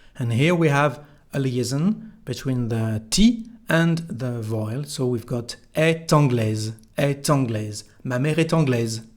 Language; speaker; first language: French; native; French